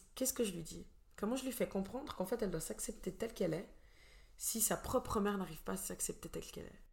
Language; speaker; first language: French; early bilingual, other home language; Portuguese